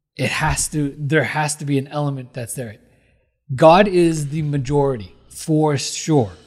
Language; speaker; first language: English; early bilingual, other home language; Filipino